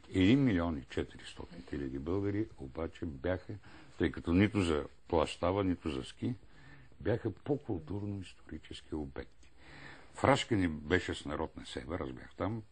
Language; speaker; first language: Bulgarian; native; Bulgarian